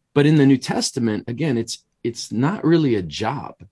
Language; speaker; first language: English; native; English